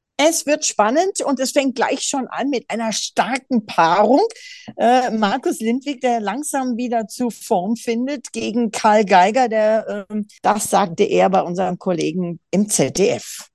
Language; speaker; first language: German; native; German